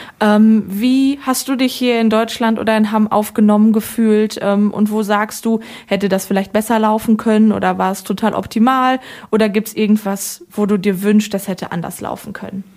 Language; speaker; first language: German; native; German